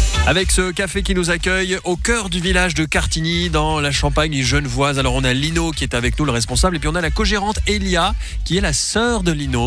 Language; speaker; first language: French; native; French